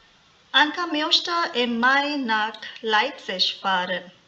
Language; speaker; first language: German; non-native, fluent; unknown